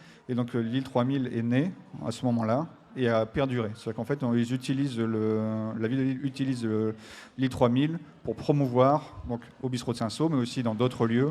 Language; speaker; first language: French; native; French